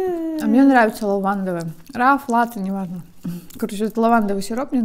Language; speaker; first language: Russian; native; Russian